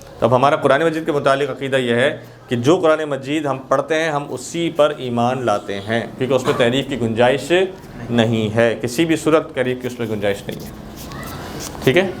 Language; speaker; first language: Urdu; native; Urdu